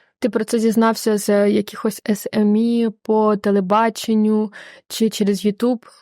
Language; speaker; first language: Ukrainian; native; Ukrainian